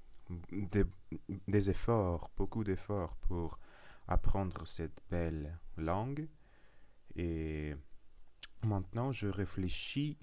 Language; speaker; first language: French; non-native, learner; Russian